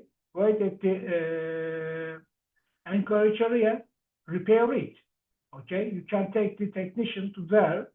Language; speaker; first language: English; non-native, learner; Turkish